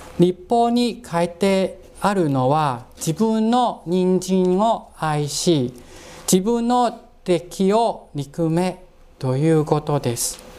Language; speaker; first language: Japanese; non-native, fluent; Cantonese